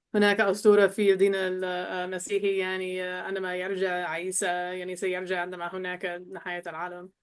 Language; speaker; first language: Arabic; non-native, learner; English